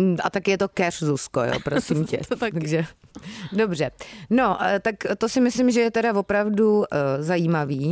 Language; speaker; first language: Czech; native; Czech